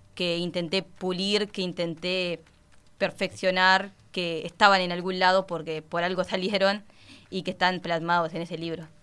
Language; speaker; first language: Spanish; native; Spanish